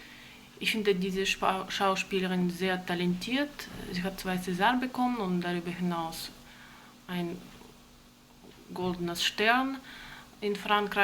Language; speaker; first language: German; non-native, learner; Russian